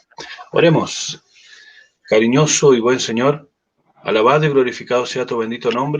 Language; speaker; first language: Spanish; native; Spanish